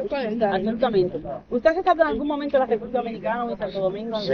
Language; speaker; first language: Spanish; native; Spanish